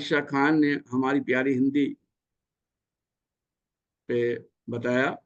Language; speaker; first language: Hindi; native; Hindi